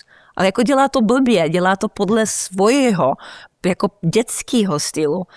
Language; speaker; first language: Czech; early bilingual, heritage; Czech